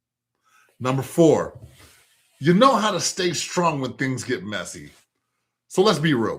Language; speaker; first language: English; native; English